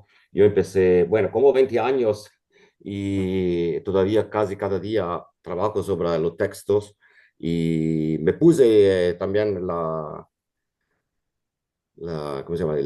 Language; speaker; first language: Spanish; non-native, fluent; Italian